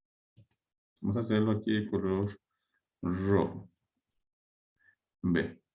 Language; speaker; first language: Spanish; native; Spanish